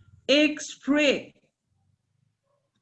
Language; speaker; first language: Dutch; non-native, learner; Indonesian